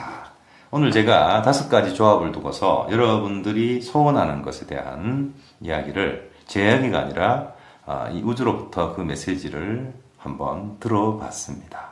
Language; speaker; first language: Korean; native; Korean